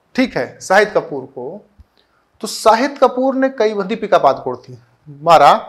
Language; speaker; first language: Hindi; native; Hindi